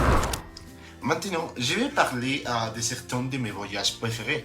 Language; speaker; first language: French; non-native, learner; Spanish